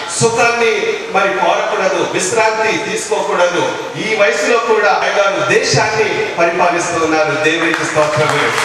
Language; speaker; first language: Telugu; non-native, local second language; Lambadi